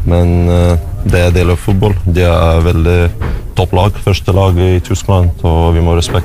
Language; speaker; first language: Norwegian; non-native, learner; Russian